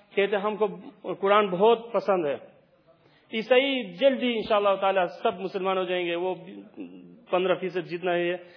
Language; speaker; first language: Urdu; non-native, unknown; Albanian